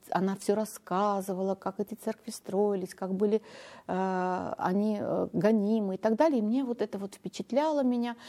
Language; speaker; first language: Russian; non-native, local second language; Armenian